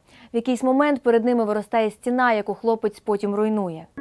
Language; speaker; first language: Ukrainian; native; Ukrainian